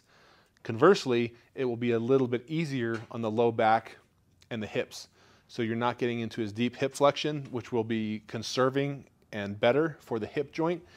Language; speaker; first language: English; native; English